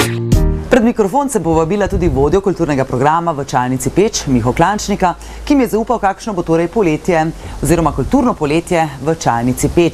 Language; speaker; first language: Slovenian; native; Slovenian